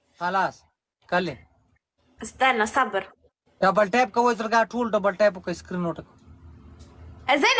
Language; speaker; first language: Arabic; non-native, learner; Pashto